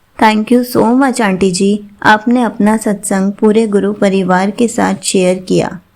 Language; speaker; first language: Hindi; native; Hindi